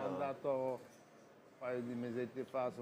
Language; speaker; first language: Italian; non-native, learner; Russian